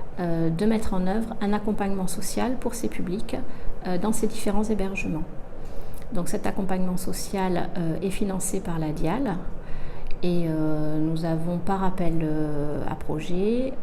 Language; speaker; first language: French; native; French